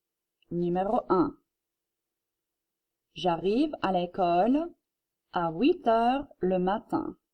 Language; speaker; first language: French; non-native, fluent; English